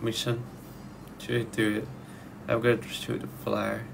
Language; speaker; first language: English; non-native, learner; Thai